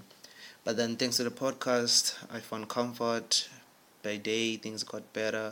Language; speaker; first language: English; non-native, local second language; Zulu